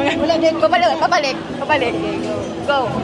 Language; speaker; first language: Filipino; non-native, local second language; Cebuano